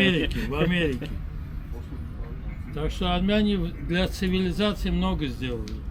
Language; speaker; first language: Russian; non-native, local second language; Armenian